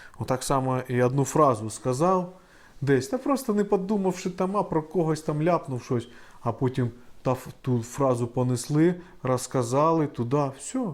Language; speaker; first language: Ukrainian; non-native, local second language; Russian